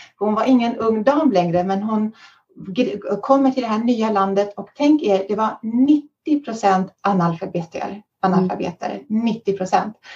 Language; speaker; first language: Swedish; early bilingual, heritage; Swedish